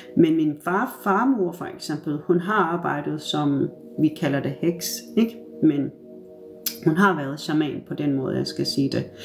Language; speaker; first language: Danish; non-native, fluent; Turkish